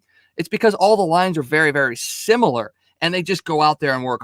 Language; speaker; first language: English; native; English